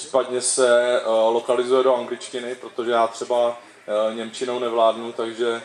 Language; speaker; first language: Czech; native; Czech